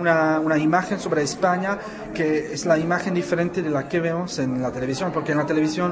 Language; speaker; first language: Spanish; non-native, fluent; Czech